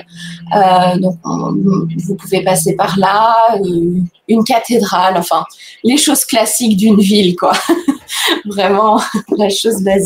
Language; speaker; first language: French; native; French